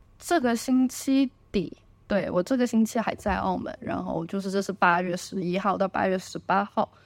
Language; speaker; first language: Chinese; native; Chinese